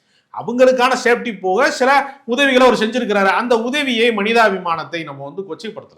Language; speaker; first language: Tamil; native; Tamil